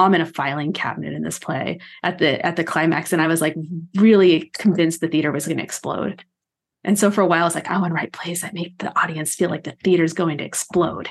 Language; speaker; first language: English; native; English